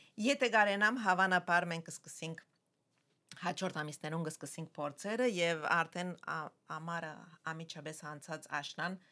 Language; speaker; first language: Armenian; early bilingual, heritage; Armenian